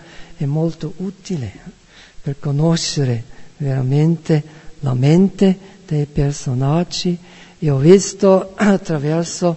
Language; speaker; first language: Italian; non-native, fluent; German